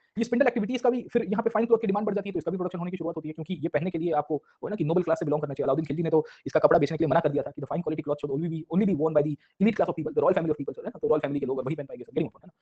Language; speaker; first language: Hindi; non-native, local second language; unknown